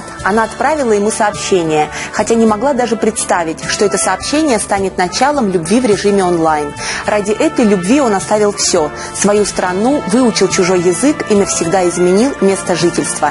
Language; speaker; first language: Russian; native; Russian